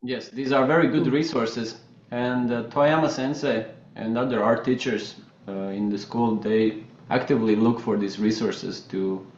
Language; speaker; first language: English; non-native, fluent; Latvian